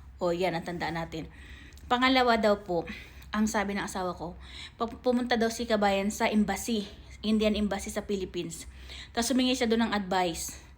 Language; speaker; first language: Filipino; native; Filipino